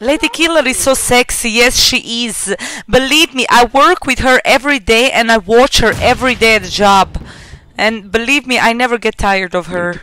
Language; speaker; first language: English; non-native, fluent; Croatian